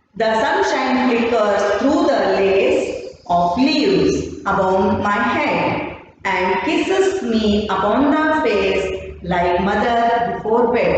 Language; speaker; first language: English; non-native, local second language; Kannada